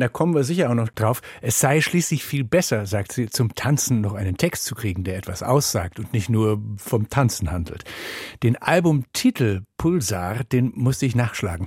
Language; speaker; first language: German; native; German